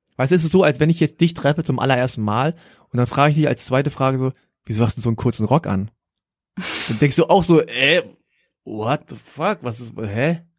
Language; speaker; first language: German; early bilingual, other home language; Korean